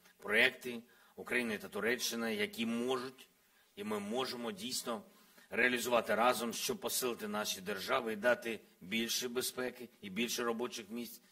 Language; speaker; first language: Ukrainian; non-native, local second language; Russian